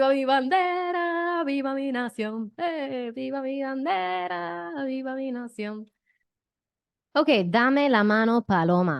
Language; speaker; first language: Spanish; non-native, fluent; English